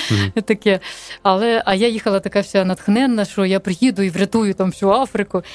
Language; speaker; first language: Ukrainian; non-native, local second language; Russian